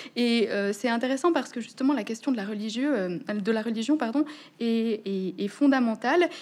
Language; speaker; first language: French; native; French